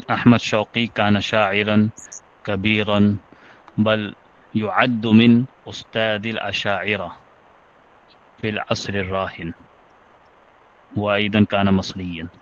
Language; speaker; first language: Arabic; non-native, fluent; Urdu